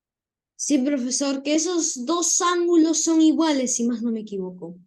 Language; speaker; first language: Spanish; native; Spanish